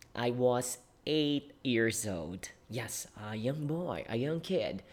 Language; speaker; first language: English; non-native, fluent; Portuguese